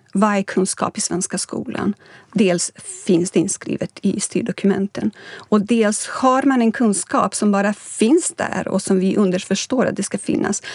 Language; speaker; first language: Swedish; non-native, fluent; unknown